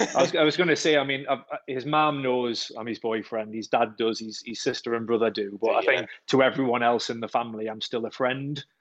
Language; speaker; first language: English; native; English